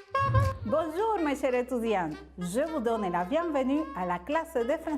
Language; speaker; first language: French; non-native, fluent; Spanish